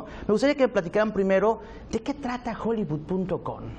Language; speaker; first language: Spanish; native; Spanish